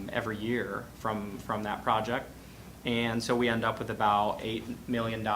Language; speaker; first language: English; native; English